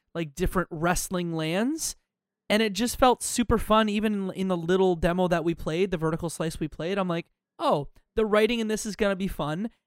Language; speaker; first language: English; native; English